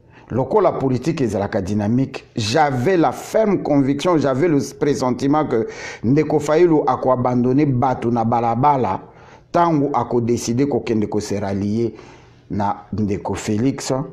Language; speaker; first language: French; non-native, local second language; Lingala